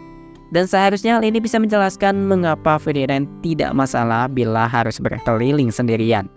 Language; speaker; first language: Indonesian; native; Indonesian